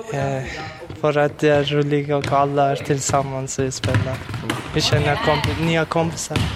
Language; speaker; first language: Swedish; non-native, learner; Persian